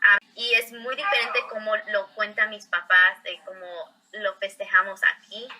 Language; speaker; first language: Spanish; early bilingual, heritage; Spanish